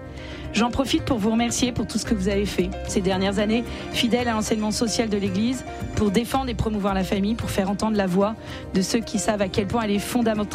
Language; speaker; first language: French; native; French